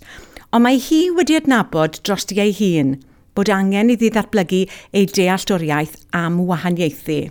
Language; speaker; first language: Welsh; native; Welsh